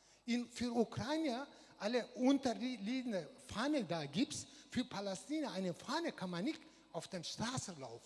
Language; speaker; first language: German; non-native, learner; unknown